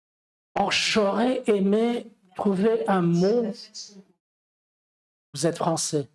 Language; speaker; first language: French; non-native, fluent; Romanian